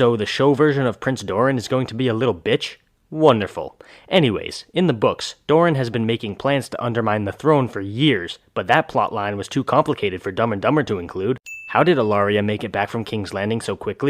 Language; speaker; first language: English; native; English